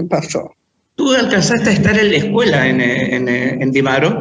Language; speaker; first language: Spanish; native; Spanish